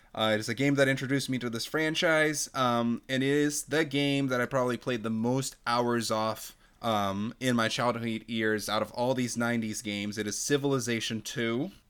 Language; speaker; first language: English; non-native, fluent; Portuguese